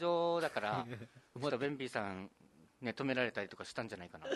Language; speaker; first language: Japanese; native; Japanese